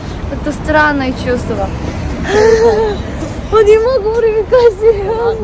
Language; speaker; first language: Russian; non-native, learner; Korean